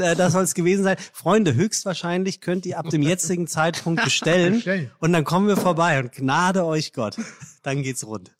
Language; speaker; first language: German; native; German